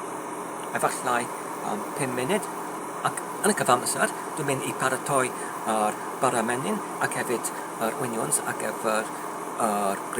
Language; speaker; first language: Welsh; non-native, learner; English